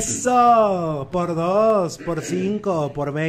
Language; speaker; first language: Spanish; native; Spanish